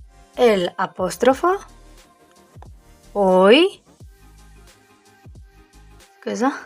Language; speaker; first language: Italian; non-native, learner; Arabic